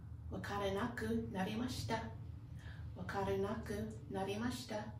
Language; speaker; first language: Japanese; non-native, learner; English